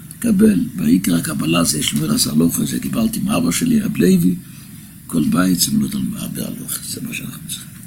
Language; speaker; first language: Hebrew; non-native, local second language; Yiddish